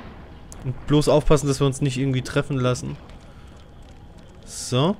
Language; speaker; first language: German; native; German